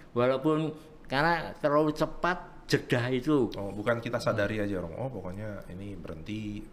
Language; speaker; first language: Indonesian; native; Indonesian